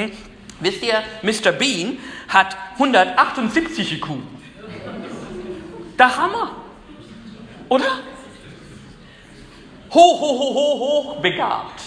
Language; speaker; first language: German; non-native, fluent; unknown